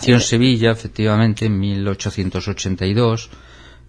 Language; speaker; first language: Spanish; native; Spanish